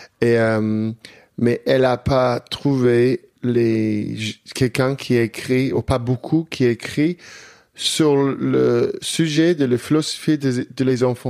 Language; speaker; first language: French; non-native, learner; English